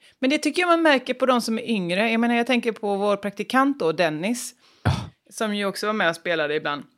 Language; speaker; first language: Swedish; native; Swedish